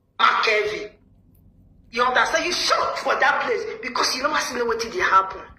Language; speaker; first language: Nigerian Pidgin; native; Nigerian Pidgin